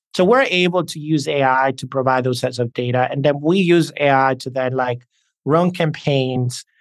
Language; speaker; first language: English; early bilingual, other home language; Spanish